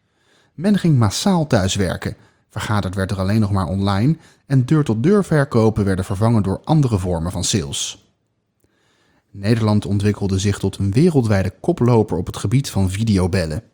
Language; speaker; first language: Dutch; native; Dutch